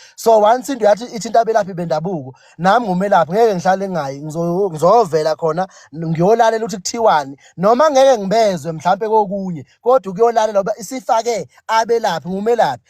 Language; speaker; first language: Zulu; native; Zulu